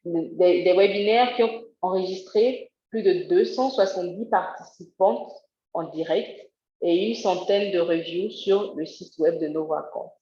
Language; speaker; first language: French; native; French